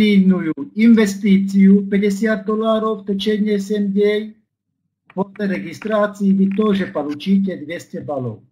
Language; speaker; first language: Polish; non-native, learner; Slovak